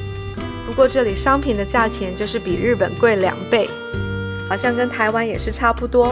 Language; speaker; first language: Chinese; native; Chinese